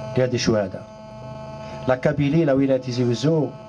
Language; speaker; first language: French; non-native, local second language; Arabic